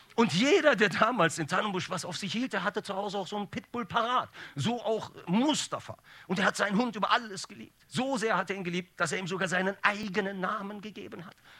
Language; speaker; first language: German; early bilingual, other home language; Turkish